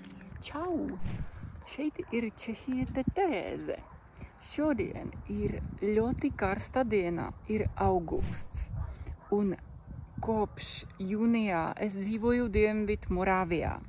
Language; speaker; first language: Latvian; non-native, fluent; Czech